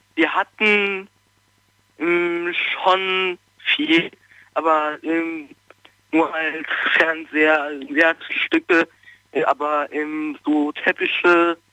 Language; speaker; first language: German; early bilingual, other home language; Turkish